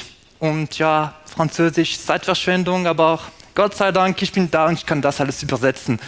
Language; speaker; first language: German; non-native, fluent; French